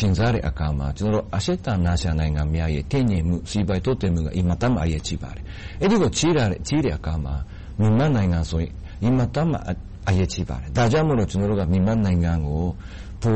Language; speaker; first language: Burmese; non-native, fluent; Japanese